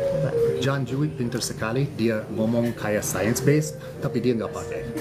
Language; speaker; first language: Indonesian; non-native, learner; English